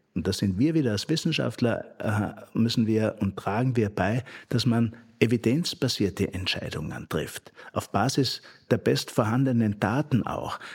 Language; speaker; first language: German; native; German